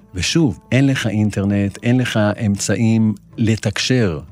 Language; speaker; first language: Hebrew; native; Hebrew